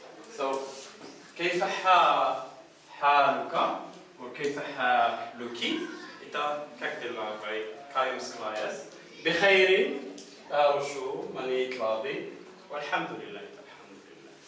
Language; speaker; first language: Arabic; non-native, fluent; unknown